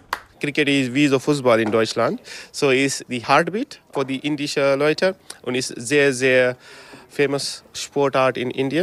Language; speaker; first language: German; non-native, learner; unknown